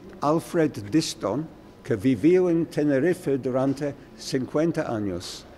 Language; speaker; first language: Spanish; non-native, learner; English